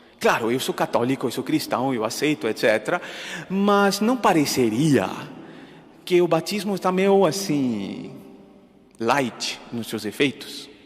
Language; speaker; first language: Portuguese; non-native, fluent; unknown